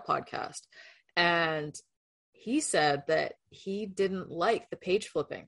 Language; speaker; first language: English; non-native, fluent; Spanish